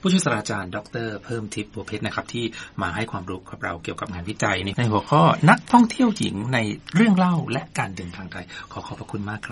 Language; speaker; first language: Thai; native; Thai